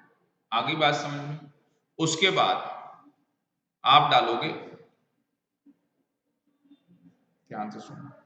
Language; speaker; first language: Hindi; native; Hindi